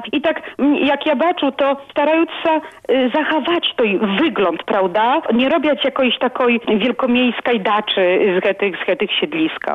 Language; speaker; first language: Polish; non-native, local second language; Belarusian